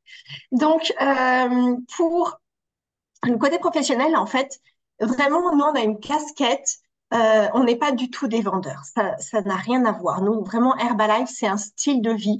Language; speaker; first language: French; native; French